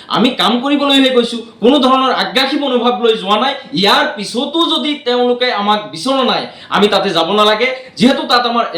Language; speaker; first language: Assamese; non-native, local second language; Bangla